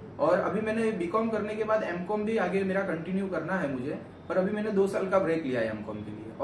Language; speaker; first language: Hindi; native; Hindi